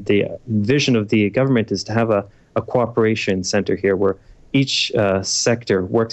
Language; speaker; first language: English; native; English